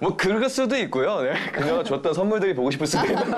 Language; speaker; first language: Korean; native; Korean